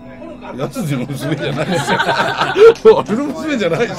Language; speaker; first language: Japanese; native; Japanese